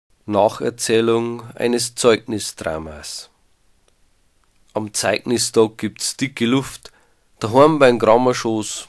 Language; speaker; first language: German; native; German